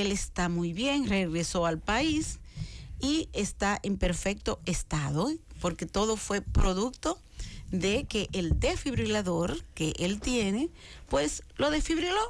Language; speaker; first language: Spanish; native; Spanish